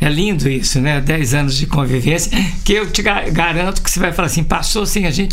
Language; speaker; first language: Portuguese; native; Portuguese